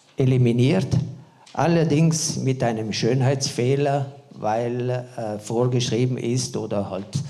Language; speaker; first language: German; non-native, local second language; Ladin